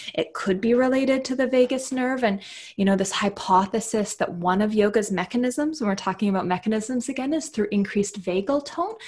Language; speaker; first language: English; native; English